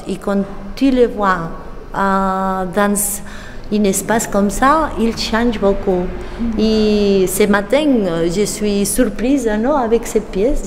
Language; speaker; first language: French; non-native, learner; Catalan